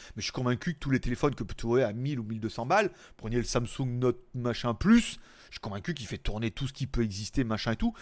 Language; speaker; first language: French; native; French